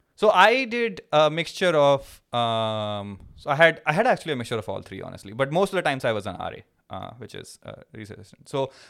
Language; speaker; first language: English; non-native, local second language; Hindi